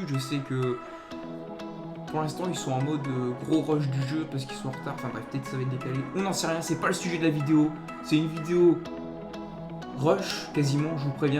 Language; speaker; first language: French; native; French